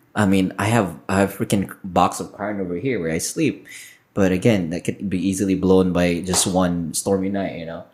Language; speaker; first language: English; non-native, local second language; Filipino